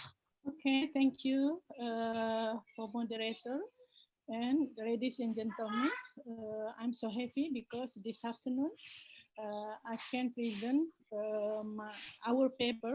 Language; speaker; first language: English; non-native, learner; Indonesian